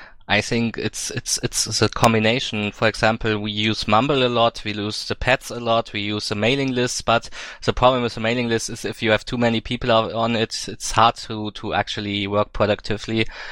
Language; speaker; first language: English; non-native, fluent; German